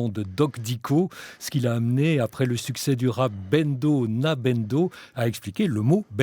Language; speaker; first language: French; native; French